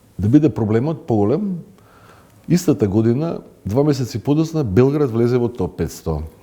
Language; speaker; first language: Macedonian; native; Macedonian